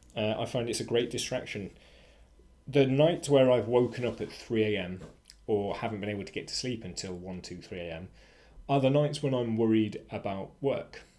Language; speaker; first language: English; native; English